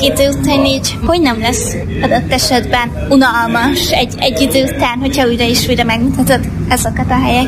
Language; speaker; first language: Hungarian; native; Hungarian